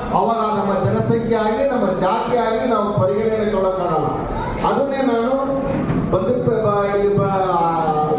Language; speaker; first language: Kannada; non-native, local second language; Marathi